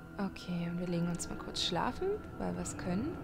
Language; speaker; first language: German; native; German